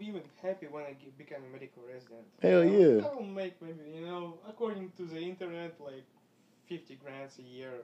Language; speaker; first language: English; non-native, fluent; Russian